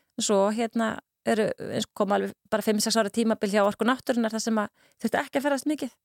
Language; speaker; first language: Icelandic; native; Icelandic